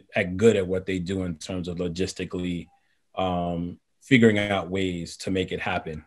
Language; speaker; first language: English; native; English